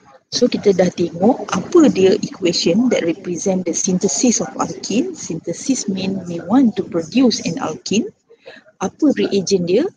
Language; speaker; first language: English; non-native, local second language; Malay